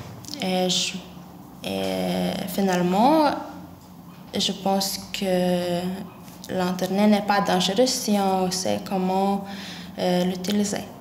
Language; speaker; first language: French; non-native, learner; Lithuanian